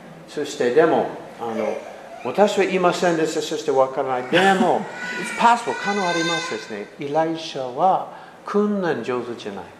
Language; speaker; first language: Japanese; non-native, learner; English